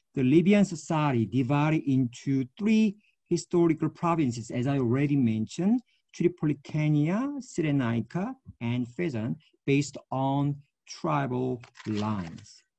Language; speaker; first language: English; non-native, fluent; Korean